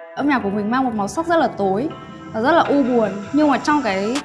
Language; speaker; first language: Vietnamese; native; Vietnamese